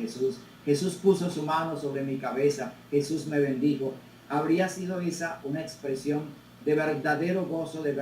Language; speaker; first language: Spanish; native; Spanish